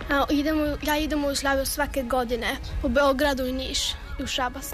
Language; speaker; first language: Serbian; early bilingual, heritage; Serbian